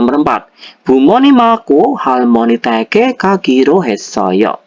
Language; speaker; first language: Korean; non-native, fluent; Indonesian